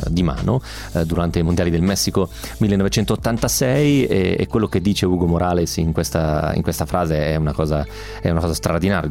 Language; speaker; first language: Italian; native; Italian